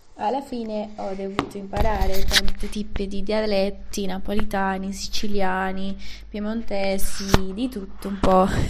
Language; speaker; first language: Italian; non-native, fluent; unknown